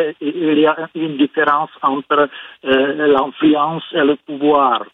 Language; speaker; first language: French; non-native, fluent; Czech